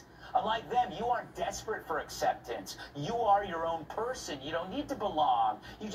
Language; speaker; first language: English; native; English